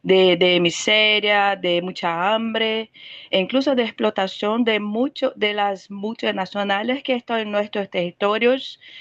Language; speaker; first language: Spanish; non-native, fluent; Portuguese